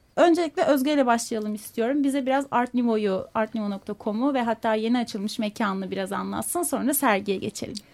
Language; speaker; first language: Turkish; native; Turkish